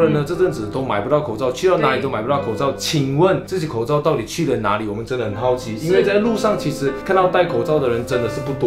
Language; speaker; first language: Chinese; native; Chinese